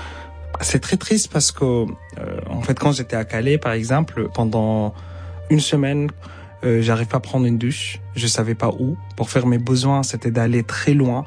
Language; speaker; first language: French; non-native, fluent; Arabic